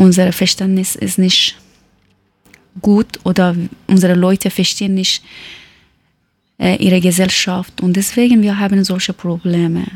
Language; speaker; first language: German; non-native, learner; Persian